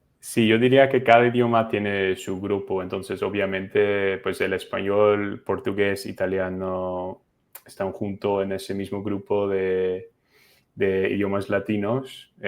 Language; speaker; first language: Spanish; non-native, fluent; Dutch